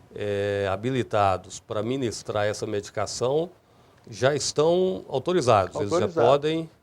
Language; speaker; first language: Portuguese; native; Portuguese